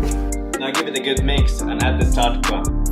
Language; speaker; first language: English; non-native, fluent; Finnish